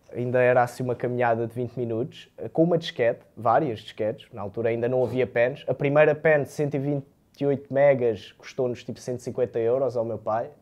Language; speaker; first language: Portuguese; early bilingual, other home language; Romanian